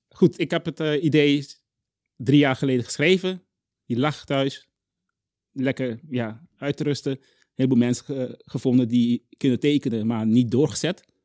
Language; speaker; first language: Dutch; non-native, local second language; Papiamento